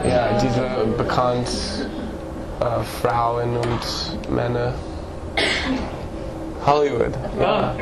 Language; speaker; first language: German; non-native, learner; English